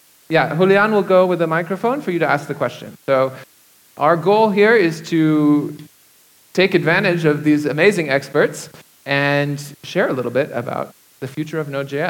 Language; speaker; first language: English; native; English